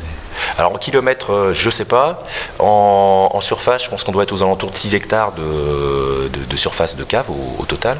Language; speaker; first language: French; native; French